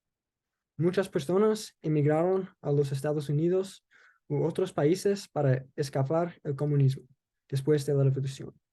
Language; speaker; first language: Spanish; non-native, learner; English